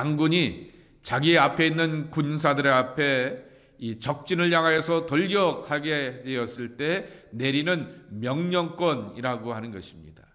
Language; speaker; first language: Korean; native; Korean